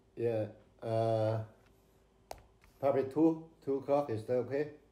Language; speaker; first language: English; non-native, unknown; Vietnamese